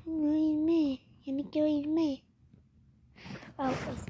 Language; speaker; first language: Spanish; early bilingual, heritage; Spanish